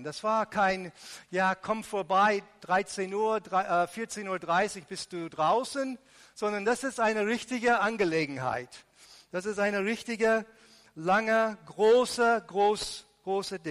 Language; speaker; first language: German; non-native, fluent; Arabic